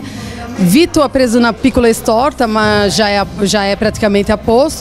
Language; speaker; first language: Italian; non-native, fluent; Spanish